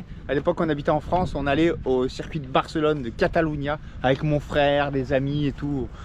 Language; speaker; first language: French; native; French